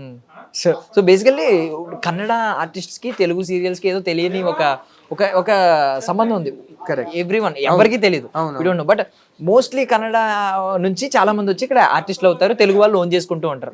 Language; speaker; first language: Telugu; native; Telugu